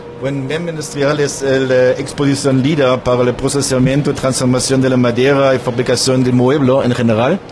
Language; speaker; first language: Spanish; non-native, learner; German